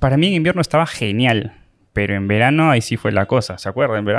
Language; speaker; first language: Spanish; native; Spanish